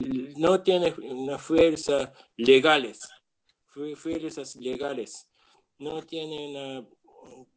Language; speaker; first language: Spanish; non-native, learner; Japanese